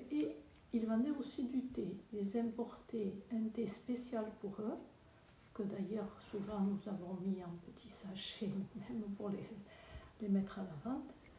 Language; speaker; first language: French; native; French